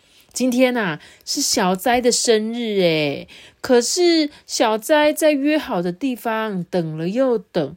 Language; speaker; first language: Chinese; native; Chinese